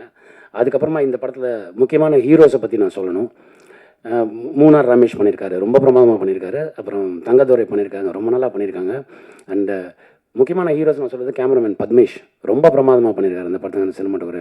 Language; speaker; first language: Tamil; native; Tamil